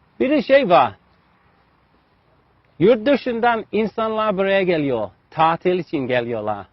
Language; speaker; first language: Turkish; non-native, fluent; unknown